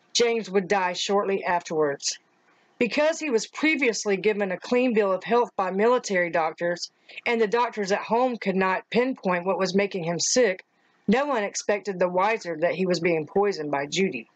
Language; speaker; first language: English; native; English